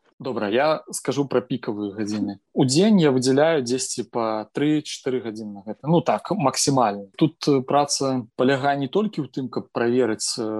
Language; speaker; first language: Belarusian; non-native, local second language; Russian